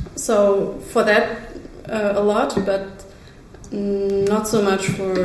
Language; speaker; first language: English; early bilingual, other home language; Russian